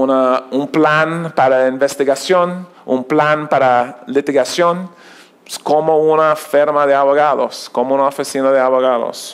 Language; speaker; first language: Spanish; non-native, learner; English